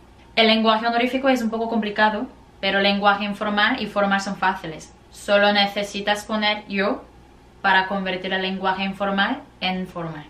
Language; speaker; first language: Spanish; non-native, fluent; Korean